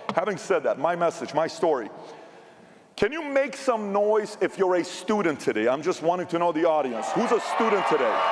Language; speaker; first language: English; early bilingual, other home language; Persian